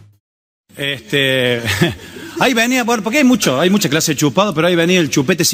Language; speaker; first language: Spanish; native; Spanish